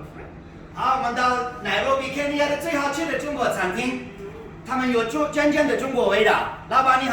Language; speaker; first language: Chinese; early bilingual, heritage; Chinese